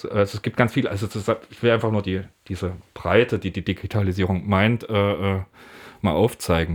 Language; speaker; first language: German; native; German